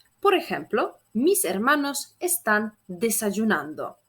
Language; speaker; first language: Spanish; non-native, fluent; Polish